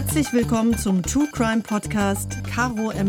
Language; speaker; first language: German; native; German